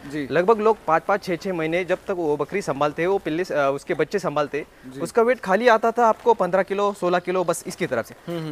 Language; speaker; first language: Hindi; non-native, local second language; Marathi